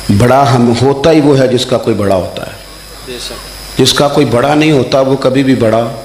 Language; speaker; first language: Urdu; non-native, local second language; Punjabi